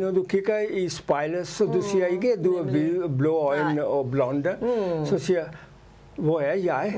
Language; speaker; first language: Danish; non-native, fluent; Urdu